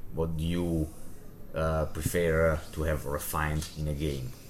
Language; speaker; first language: English; non-native, fluent; Italian